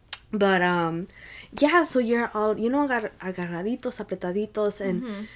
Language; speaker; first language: English; early bilingual, other home language; Spanish